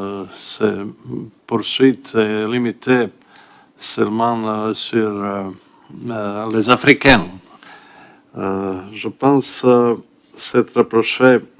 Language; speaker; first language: French; non-native, learner; Bosnian